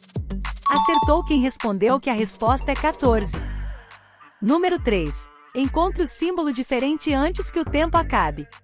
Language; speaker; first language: Portuguese; native; Portuguese